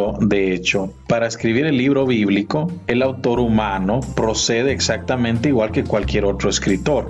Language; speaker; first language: Spanish; native; Spanish